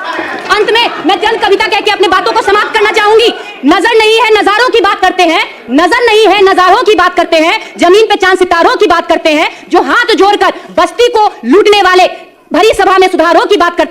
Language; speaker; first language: Hindi; native; Hindi